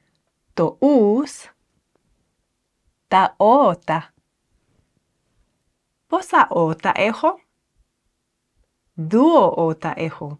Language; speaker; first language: Greek; non-native, fluent; English